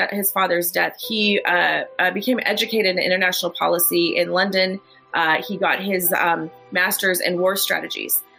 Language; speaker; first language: English; native; English